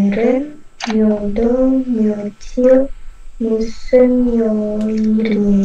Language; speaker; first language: Korean; non-native, learner; Indonesian